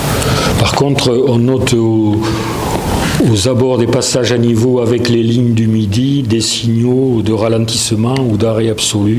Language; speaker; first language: French; native; French